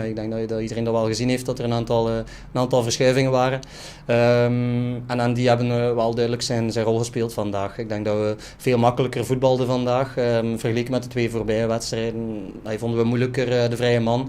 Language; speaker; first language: Dutch; native; Dutch